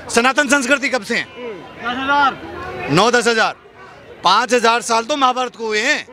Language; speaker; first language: Hindi; native; Hindi